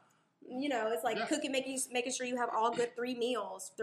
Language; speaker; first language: English; native; English